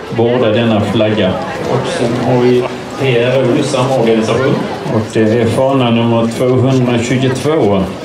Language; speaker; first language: Swedish; native; Swedish